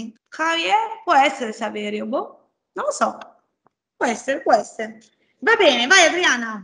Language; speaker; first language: Italian; native; Italian